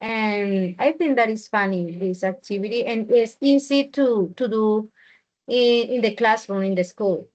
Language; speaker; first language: English; non-native, learner; Spanish